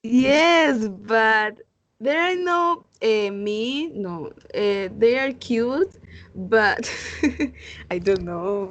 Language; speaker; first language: English; non-native, learner; Spanish